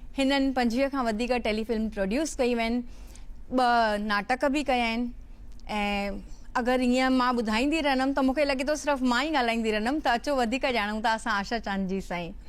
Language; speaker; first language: Sindhi; native; Sindhi